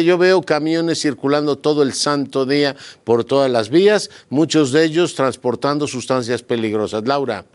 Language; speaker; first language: Spanish; native; Spanish